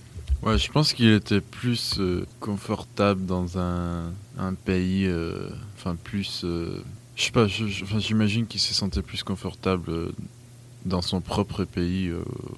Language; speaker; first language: French; non-native, fluent; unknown